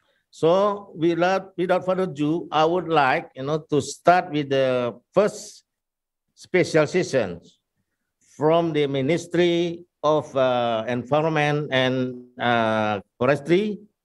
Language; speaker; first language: English; non-native, fluent; Indonesian